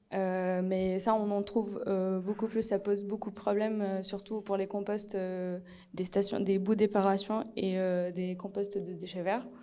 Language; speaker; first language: French; non-native, local second language; Arabic